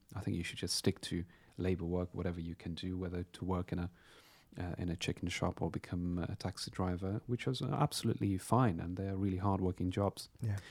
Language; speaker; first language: English; non-native, fluent; Persian